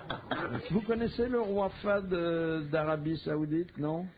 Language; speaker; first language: French; native; French